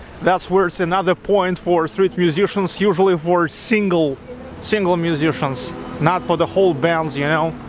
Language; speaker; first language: English; non-native, learner; Russian